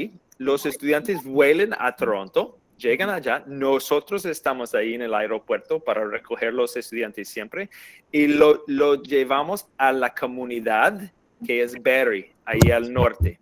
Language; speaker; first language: Spanish; non-native, fluent; English